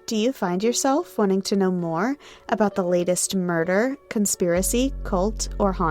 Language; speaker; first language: English; native; English